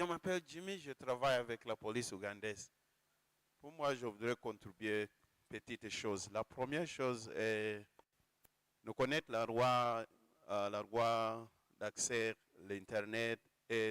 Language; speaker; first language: French; non-native, learner; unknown